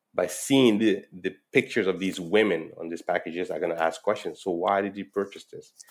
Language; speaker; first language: English; non-native, fluent; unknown